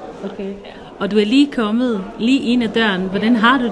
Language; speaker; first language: Danish; native; Danish